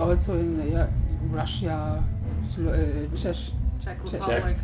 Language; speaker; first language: English; non-native, learner; German